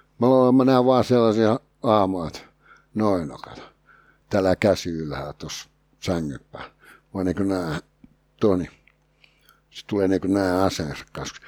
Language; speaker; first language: Finnish; native; Finnish